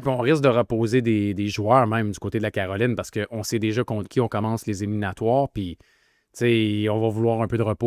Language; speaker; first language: French; native; French